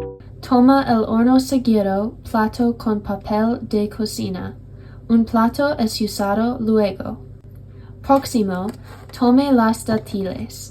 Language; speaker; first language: Spanish; non-native, learner; English